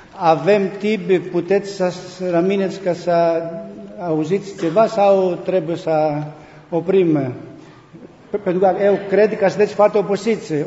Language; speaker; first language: Romanian; non-native, learner; Greek